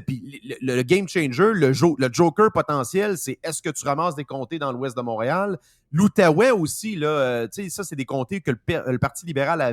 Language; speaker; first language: French; native; French